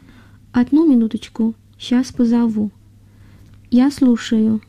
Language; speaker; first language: Russian; non-native, fluent; Chinese